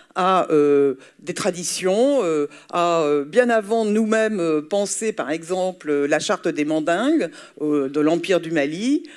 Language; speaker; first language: French; native; French